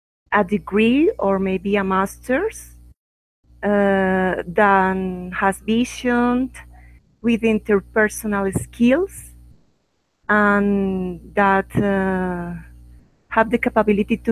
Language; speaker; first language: English; non-native, learner; Spanish